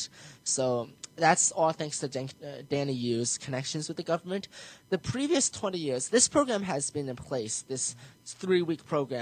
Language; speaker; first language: English; native; English